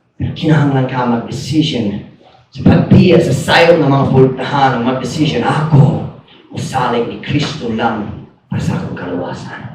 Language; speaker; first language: Cebuano; non-native, fluent; English